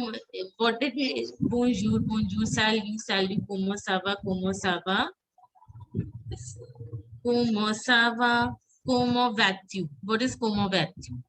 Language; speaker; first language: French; non-native, fluent; Hindi